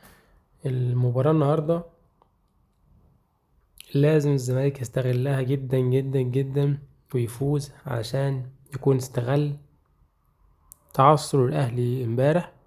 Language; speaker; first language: Arabic; native; Arabic